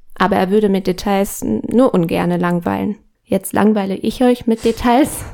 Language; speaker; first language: German; non-native, fluent; Spanish